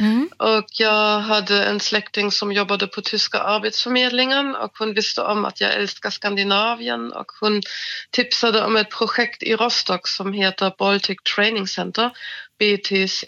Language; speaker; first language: Swedish; non-native, fluent; German